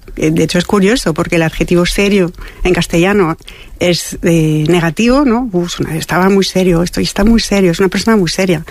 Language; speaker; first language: Spanish; non-native, fluent; French